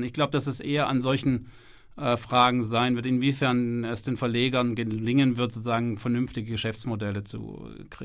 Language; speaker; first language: German; native; German